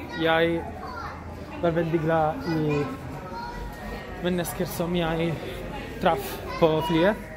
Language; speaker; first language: Norwegian; non-native, learner; Italian